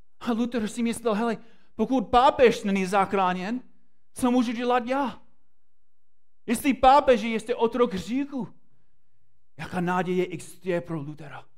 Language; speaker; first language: Czech; non-native, fluent; English